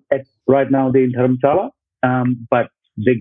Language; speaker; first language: English; non-native, local second language; Punjabi